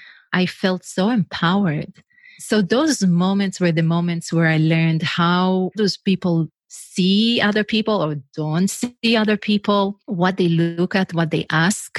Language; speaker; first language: English; non-native, fluent; Hebrew